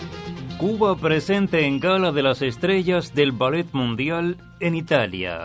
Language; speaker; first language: Spanish; native; Spanish